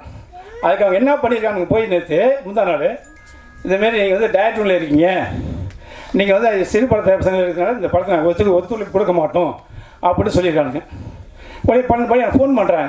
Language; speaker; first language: Tamil; native; Tamil